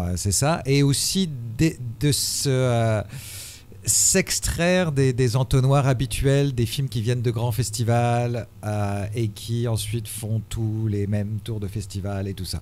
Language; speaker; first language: French; native; French